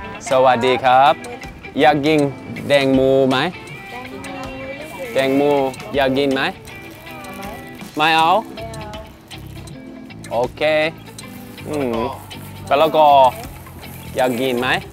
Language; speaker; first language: Thai; non-native, learner; English